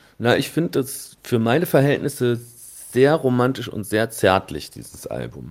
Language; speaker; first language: German; native; German